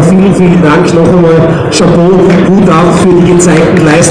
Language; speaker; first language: German; native; German